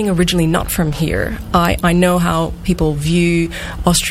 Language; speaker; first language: English; non-native, fluent; French